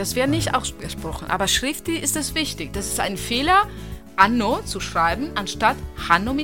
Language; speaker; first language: German; non-native, fluent; Italian